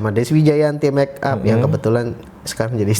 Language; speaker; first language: Indonesian; native; Indonesian